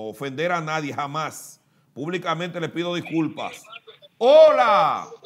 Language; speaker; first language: Spanish; native; Spanish